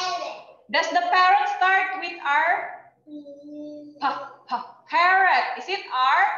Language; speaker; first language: English; non-native, fluent; Indonesian